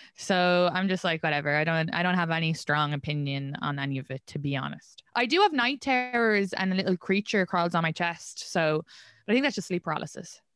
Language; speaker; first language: English; native; English